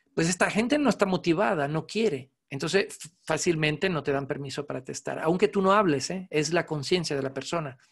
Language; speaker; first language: Spanish; non-native, fluent; Italian